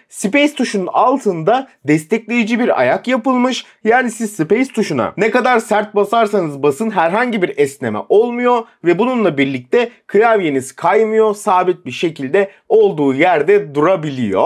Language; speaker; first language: Turkish; native; Turkish